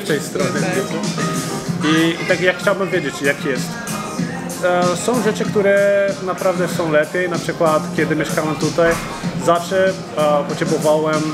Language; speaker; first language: Polish; non-native, learner; Portuguese